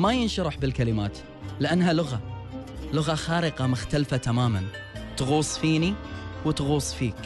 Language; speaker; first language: Arabic; native; Arabic